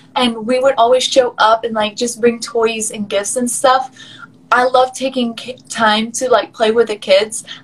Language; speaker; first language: English; early bilingual, other home language; Spanish